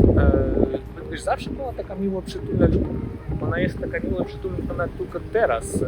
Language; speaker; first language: Polish; non-native, learner; Russian